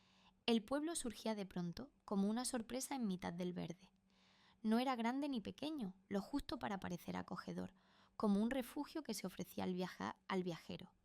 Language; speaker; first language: Spanish; native; Spanish